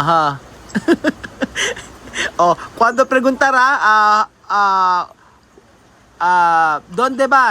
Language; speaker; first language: Spanish; non-native, learner; Filipino